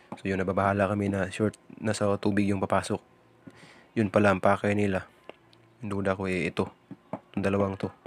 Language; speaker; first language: Filipino; non-native, local second language; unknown